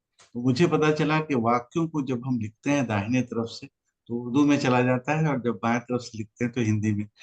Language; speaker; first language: Hindi; native; Hindi